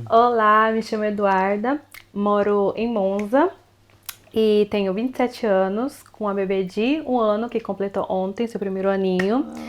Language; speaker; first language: Portuguese; native; Portuguese